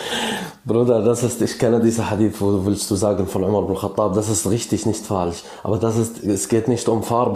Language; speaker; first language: German; non-native, learner; Arabic